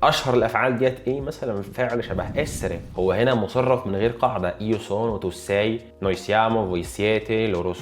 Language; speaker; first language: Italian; non-native, fluent; Arabic